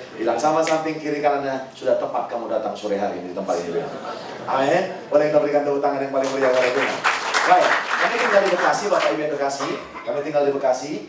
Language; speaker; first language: Indonesian; native; Indonesian